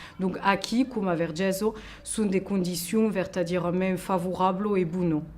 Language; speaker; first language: Occitan; non-native, local second language; French